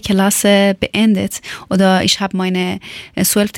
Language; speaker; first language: German; non-native, learner; Persian